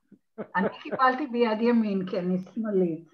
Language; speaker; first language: Hebrew; early bilingual, other home language; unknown